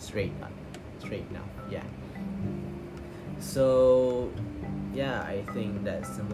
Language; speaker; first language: English; non-native, local second language; Malay